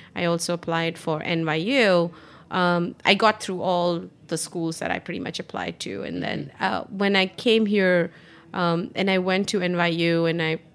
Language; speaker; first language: English; non-native, local second language; Hindi